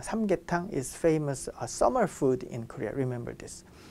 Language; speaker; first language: English; non-native, fluent; Korean